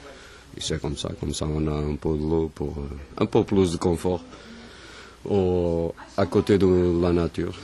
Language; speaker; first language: French; non-native, fluent; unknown